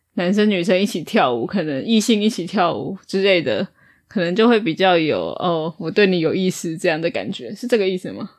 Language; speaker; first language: Chinese; native; Chinese